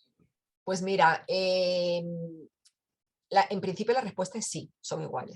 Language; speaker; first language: Spanish; native; Spanish